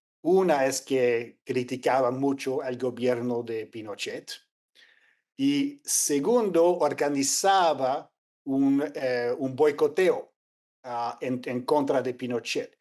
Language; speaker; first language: Spanish; non-native, fluent; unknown